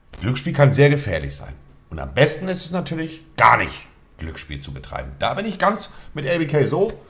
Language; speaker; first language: German; native; German